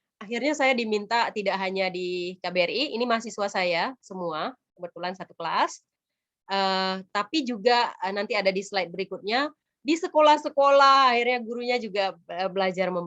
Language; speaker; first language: Indonesian; native; Indonesian